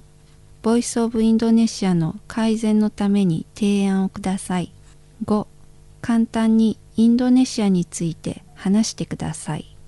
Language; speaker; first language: Japanese; non-native, fluent; Indonesian